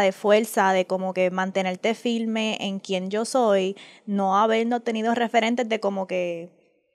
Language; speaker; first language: Spanish; early bilingual, heritage; Spanish